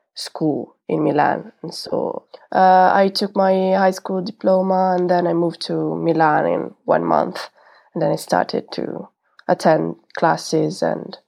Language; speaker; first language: English; non-native, fluent; Italian